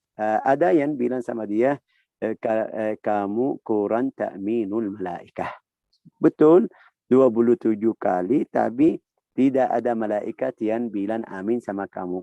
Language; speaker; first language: Indonesian; non-native, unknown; Arabic